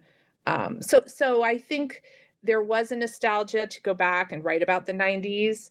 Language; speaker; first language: English; native; English